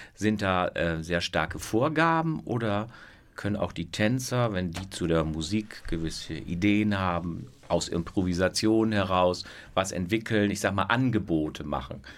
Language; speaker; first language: German; native; German